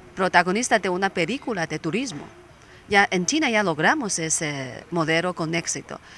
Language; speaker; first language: Spanish; non-native, fluent; Chinese